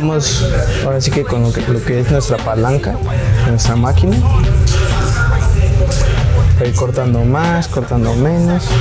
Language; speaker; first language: Spanish; native; Spanish